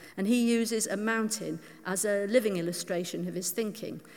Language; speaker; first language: English; native; English